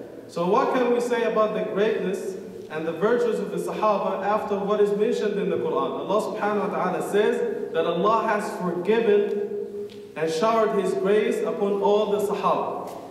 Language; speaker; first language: English; non-native, fluent; Arabic